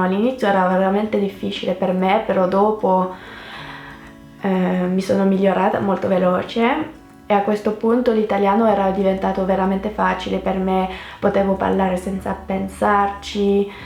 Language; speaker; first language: Italian; non-native, fluent; French